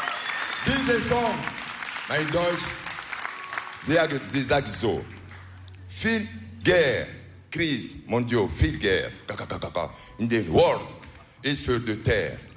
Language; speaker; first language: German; non-native, learner; French